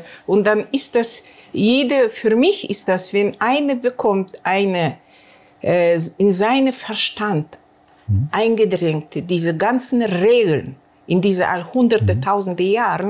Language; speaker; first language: German; non-native, learner; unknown